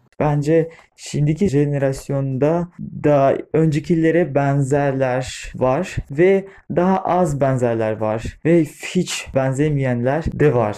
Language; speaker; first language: Turkish; non-native, fluent; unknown